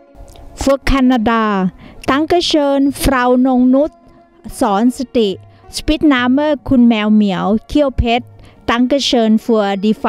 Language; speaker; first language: German; non-native, learner; Thai